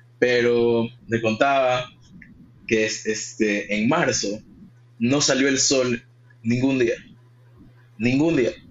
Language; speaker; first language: Spanish; early bilingual, heritage; Spanish